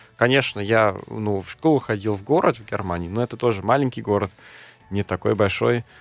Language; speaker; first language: Russian; non-native, fluent; German